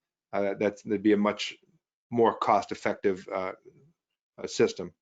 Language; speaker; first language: English; native; English